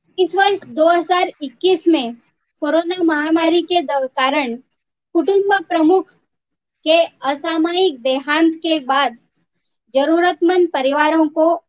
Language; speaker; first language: Hindi; non-native, local second language; Marathi